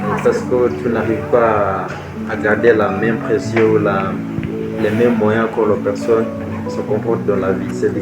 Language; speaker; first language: French; non-native, fluent; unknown